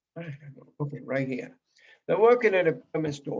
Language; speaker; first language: English; non-native, fluent; Spanish